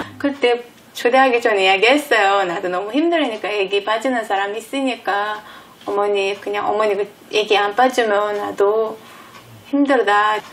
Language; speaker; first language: Korean; non-native, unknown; Uzbek